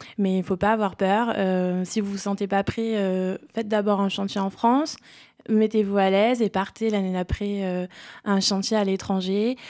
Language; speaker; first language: French; native; French